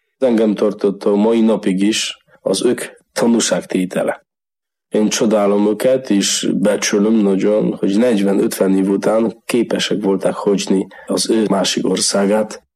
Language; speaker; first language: Hungarian; non-native, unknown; Polish